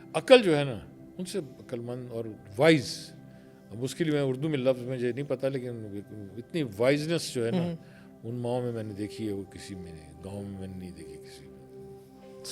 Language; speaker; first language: Urdu; non-native, local second language; Pashto